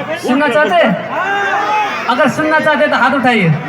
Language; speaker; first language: Hindi; non-native, local second language; Nepali